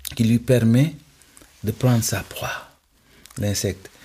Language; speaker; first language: French; non-native, local second language; Wolof